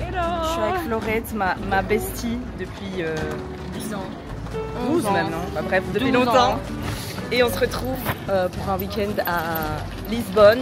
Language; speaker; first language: French; native; French